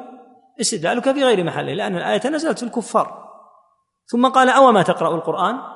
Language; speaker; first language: Arabic; native; Arabic